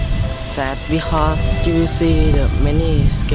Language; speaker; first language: English; non-native, learner; Thai